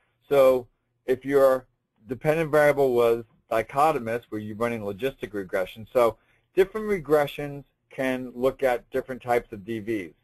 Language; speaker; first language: English; native; English